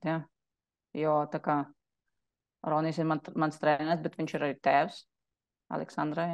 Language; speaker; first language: Latvian; non-native, local second language; Russian